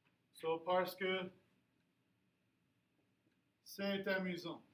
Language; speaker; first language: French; non-native, fluent; English